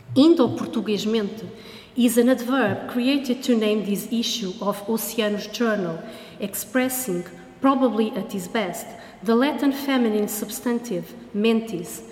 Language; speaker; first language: English; non-native, fluent; Portuguese